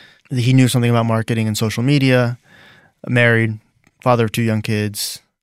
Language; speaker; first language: English; native; English